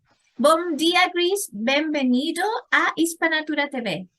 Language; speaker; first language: Portuguese; non-native, learner; Spanish